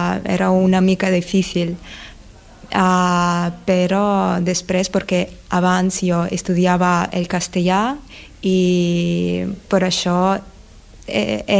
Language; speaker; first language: Catalan; non-native, learner; Russian